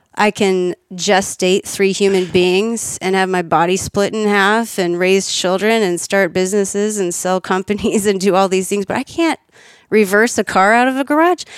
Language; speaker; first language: English; native; English